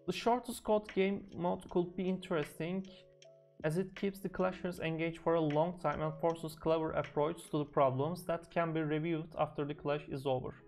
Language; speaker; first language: English; non-native, fluent; Turkish